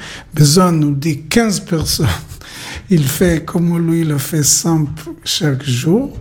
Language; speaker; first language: French; non-native, learner; Hebrew